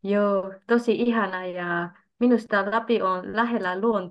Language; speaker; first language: Finnish; non-native, learner; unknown